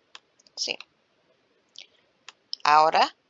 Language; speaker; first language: Spanish; non-native, learner; English